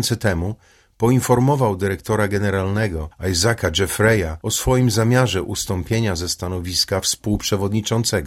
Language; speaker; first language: Polish; native; Polish